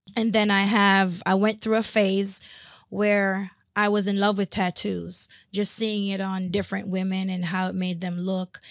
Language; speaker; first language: English; native; English